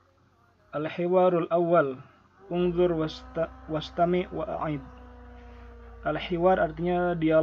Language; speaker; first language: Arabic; non-native, fluent; Indonesian